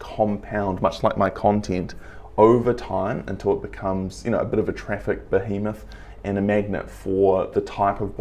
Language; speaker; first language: English; native; English